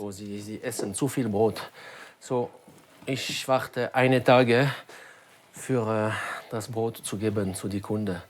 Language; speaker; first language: German; non-native, learner; French